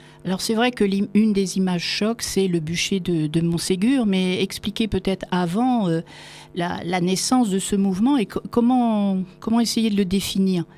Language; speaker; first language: French; native; French